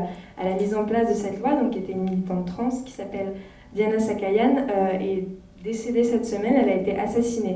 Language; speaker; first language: French; native; French